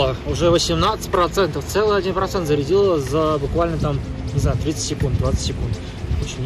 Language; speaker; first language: Russian; native; Russian